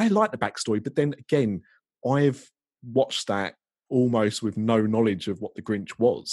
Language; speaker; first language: English; native; English